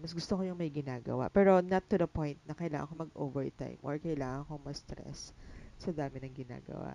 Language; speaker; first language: English; non-native, local second language; Filipino